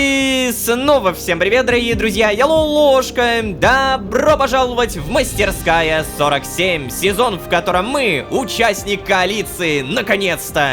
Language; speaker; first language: Russian; native; Russian